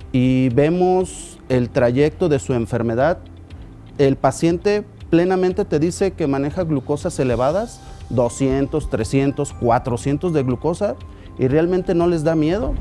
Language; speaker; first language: Spanish; native; Spanish